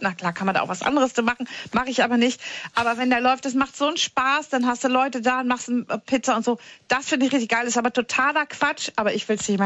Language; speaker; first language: German; native; German